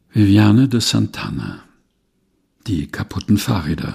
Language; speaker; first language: German; non-native, fluent; Portuguese